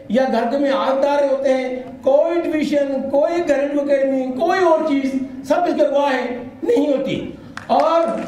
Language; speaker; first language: Urdu; non-native, local second language; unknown